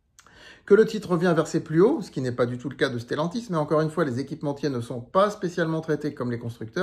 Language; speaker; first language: French; native; French